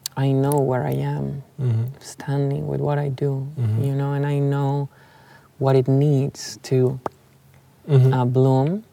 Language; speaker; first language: English; non-native, fluent; Spanish